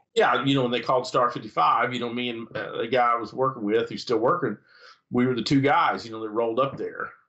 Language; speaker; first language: English; native; English